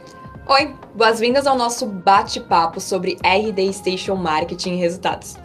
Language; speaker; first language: Portuguese; native; Portuguese